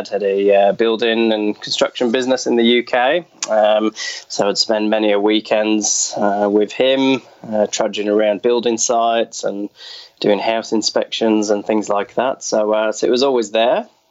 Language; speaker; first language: English; native; English